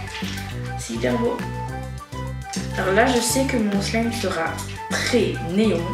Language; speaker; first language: French; native; French